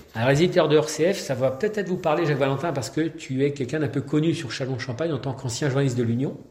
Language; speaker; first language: French; native; French